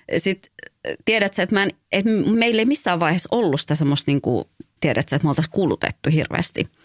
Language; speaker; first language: Finnish; early bilingual, other home language; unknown